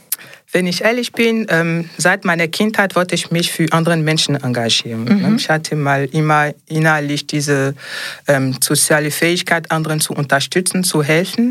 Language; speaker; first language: German; non-native, fluent; French